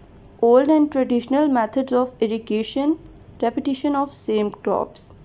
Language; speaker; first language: English; non-native, local second language; Urdu